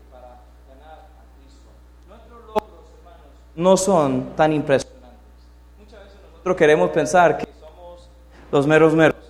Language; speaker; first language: Spanish; non-native, fluent; English